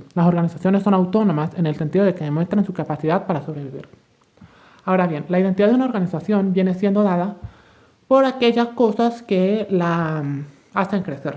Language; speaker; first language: Spanish; native; Spanish